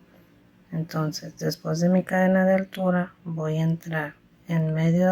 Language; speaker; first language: Spanish; native; Spanish